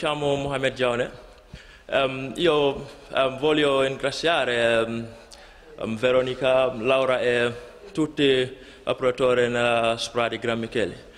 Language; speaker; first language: Italian; non-native, learner; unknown